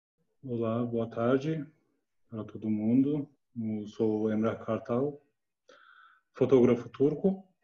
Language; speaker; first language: Portuguese; non-native, learner; Turkish